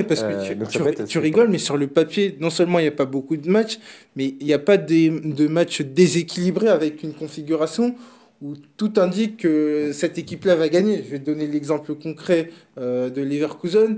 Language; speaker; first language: French; native; French